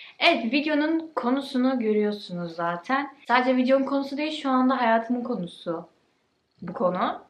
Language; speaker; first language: Turkish; early bilingual, heritage; Turkish